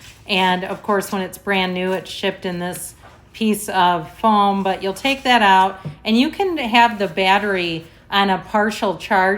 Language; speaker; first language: English; native; English